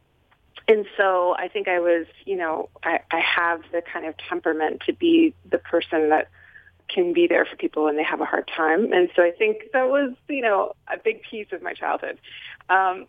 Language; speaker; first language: English; native; English